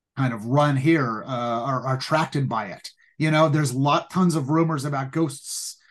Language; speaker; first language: English; native; English